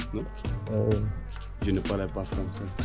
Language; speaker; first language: French; non-native, learner; Dutch